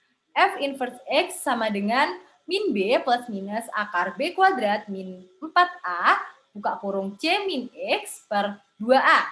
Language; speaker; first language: Indonesian; native; Indonesian